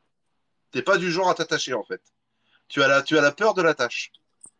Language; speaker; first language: French; native; French